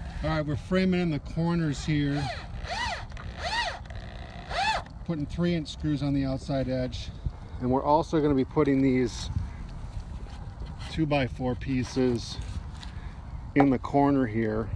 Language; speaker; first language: English; native; English